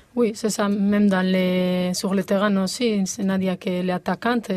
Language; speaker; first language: French; non-native, fluent; Spanish